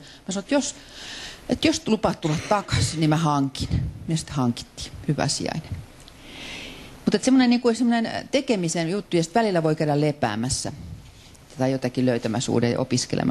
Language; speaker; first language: Finnish; native; Finnish